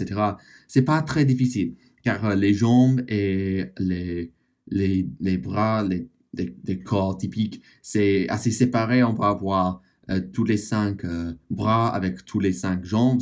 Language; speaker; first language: French; non-native, fluent; English